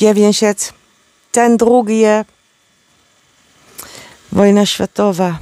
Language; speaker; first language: Polish; non-native, learner; Dutch